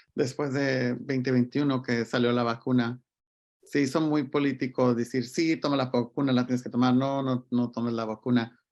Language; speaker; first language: Spanish; early bilingual, other home language; English